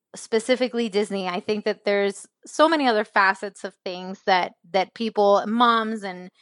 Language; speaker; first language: English; non-native, fluent; Spanish